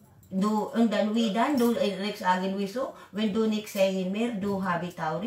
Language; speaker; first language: German; non-native, learner; Waray